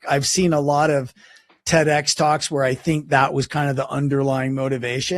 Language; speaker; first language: English; native; English